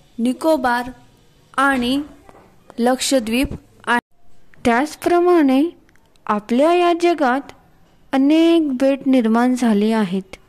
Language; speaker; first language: Marathi; non-native, local second language; Urdu